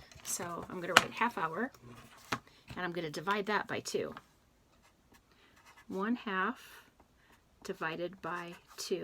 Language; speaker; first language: English; native; English